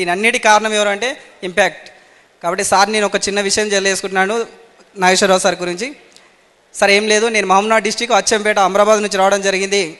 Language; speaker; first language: Telugu; native; Telugu